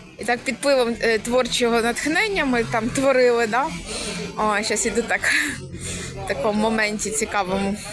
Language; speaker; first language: Ukrainian; native; Ukrainian